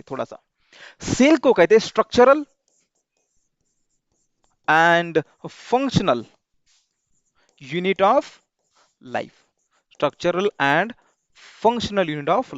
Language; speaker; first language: Hindi; non-native, local second language; Marathi